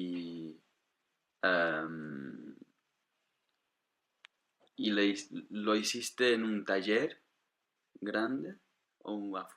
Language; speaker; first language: Spanish; non-native, fluent; English